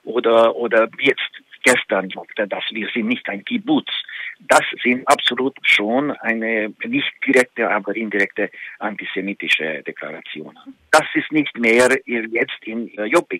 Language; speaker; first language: German; non-native, fluent; Hungarian